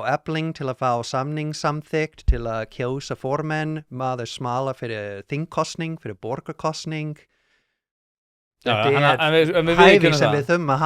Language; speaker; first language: Icelandic; non-native, learner; English